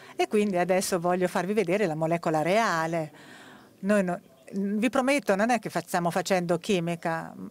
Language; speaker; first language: Italian; native; Italian